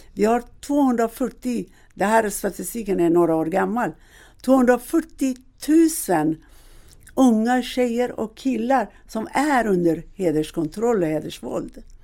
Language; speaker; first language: Swedish; non-native, fluent; Persian